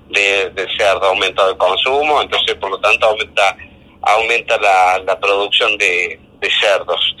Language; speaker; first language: Spanish; native; Spanish